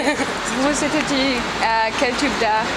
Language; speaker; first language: French; non-native, learner; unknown